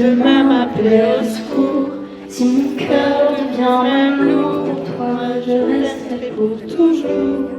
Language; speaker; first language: French; native; French